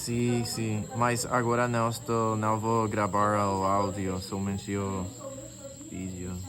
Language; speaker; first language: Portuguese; non-native, learner; English